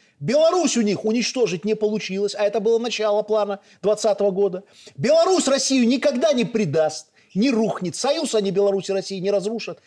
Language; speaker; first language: Russian; native; Russian